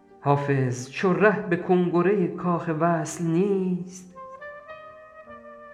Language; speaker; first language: Persian; native; Persian